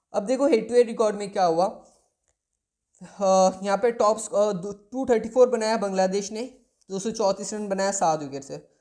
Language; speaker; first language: Hindi; non-native, local second language; Bangla